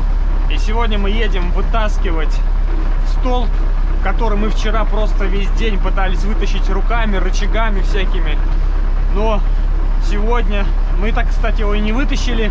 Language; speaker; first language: Russian; native; Russian